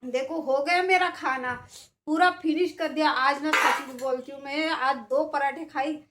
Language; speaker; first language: Hindi; non-native, local second language; Marathi